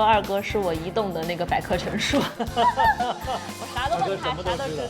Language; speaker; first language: Chinese; native; Chinese